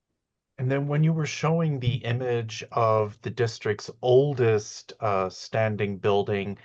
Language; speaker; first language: English; native; English